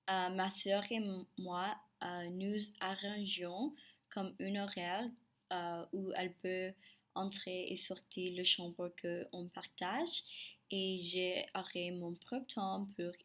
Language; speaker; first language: French; non-native, learner; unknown